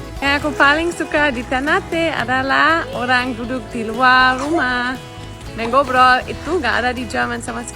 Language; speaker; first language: Indonesian; non-native, fluent; German